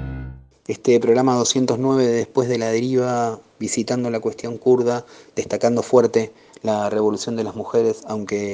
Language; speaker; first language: Spanish; native; Spanish